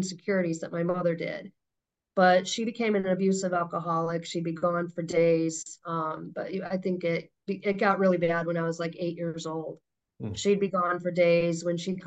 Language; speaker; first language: English; native; English